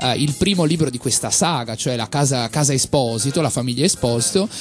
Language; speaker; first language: Italian; native; Italian